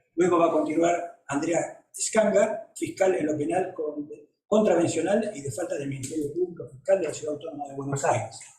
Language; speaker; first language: Spanish; native; Spanish